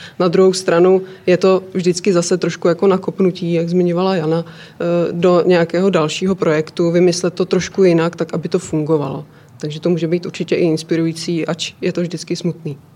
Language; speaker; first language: Czech; native; Czech